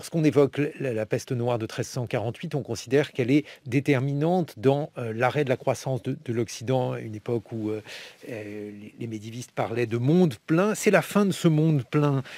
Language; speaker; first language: French; native; French